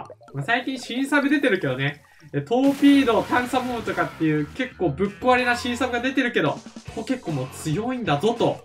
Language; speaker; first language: Japanese; native; Japanese